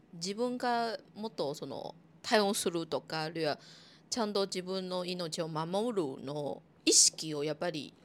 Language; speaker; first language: Japanese; non-native, fluent; Chinese